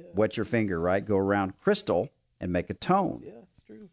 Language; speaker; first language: English; native; English